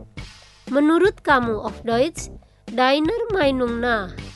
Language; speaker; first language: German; non-native, fluent; Indonesian